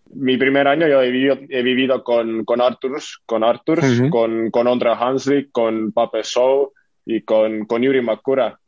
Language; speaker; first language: Spanish; non-native, fluent; Estonian